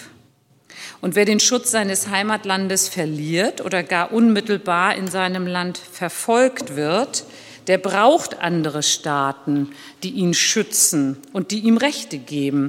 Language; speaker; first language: German; early bilingual, other home language; Turkish